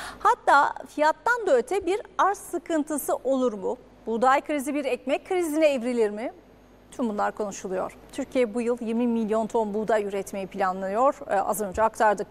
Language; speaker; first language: Turkish; native; Turkish